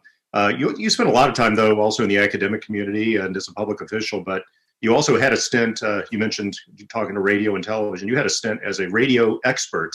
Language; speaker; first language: English; native; English